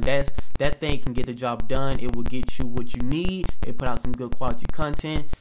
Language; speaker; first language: English; native; English